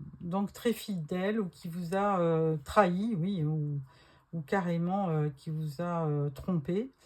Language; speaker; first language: French; native; French